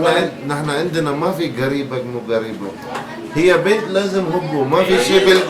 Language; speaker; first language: Arabic; non-native, learner; Turkish